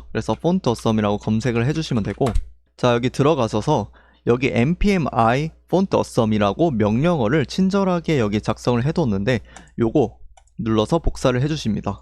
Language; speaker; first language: Korean; native; Korean